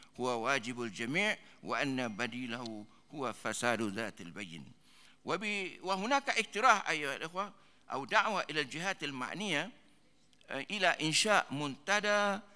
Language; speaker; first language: Arabic; non-native, fluent; Malay